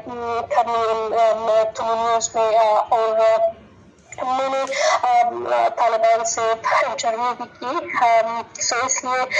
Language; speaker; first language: Hindi; non-native, learner; Persian